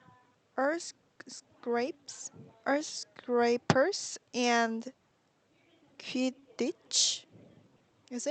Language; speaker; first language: English; non-native, learner; Korean